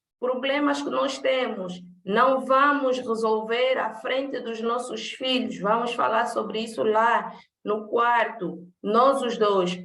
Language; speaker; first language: Portuguese; native; Portuguese